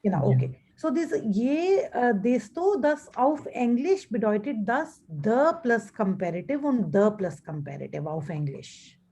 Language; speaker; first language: German; non-native, fluent; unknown